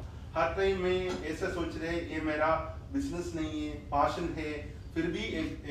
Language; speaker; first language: Hindi; non-native, fluent; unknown